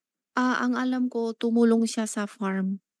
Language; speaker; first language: Filipino; non-native, learner; Chinese